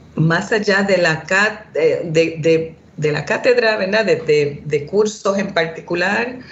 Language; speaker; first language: Spanish; early bilingual, heritage; Spanish